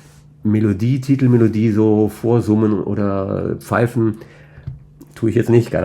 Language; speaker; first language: German; native; German